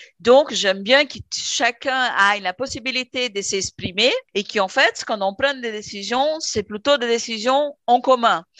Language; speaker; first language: French; non-native, fluent; Portuguese